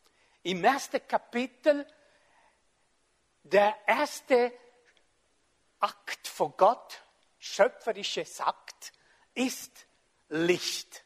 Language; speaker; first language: German; non-native, fluent; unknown